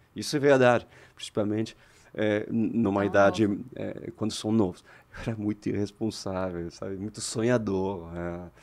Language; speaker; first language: Portuguese; non-native, fluent; French